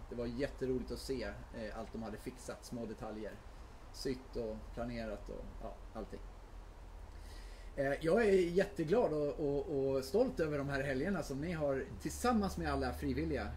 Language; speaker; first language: Swedish; native; Swedish